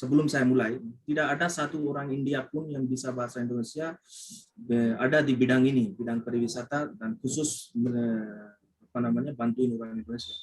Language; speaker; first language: Indonesian; non-native, fluent; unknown